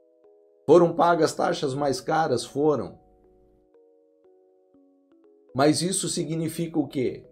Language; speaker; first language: Portuguese; native; Portuguese